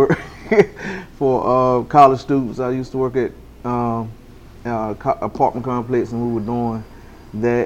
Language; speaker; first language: English; native; English